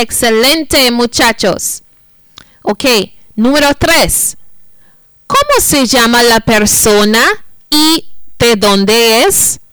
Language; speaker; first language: Spanish; non-native, fluent; English